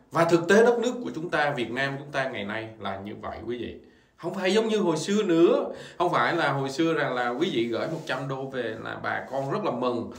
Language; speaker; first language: Vietnamese; native; Vietnamese